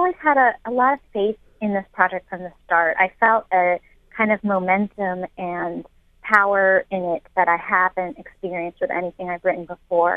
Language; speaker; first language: English; native; English